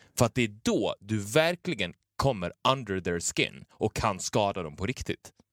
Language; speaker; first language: Swedish; native; Swedish